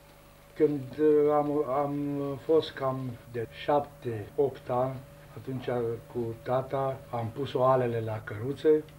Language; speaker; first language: Romanian; non-native, local second language; Hungarian